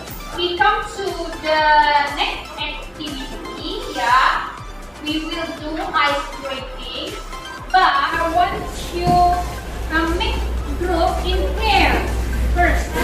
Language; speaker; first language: English; non-native, learner; Indonesian